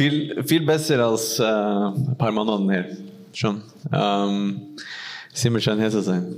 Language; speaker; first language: German; non-native, fluent; Norwegian